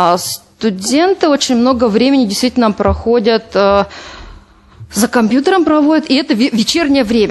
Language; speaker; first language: Russian; native; Russian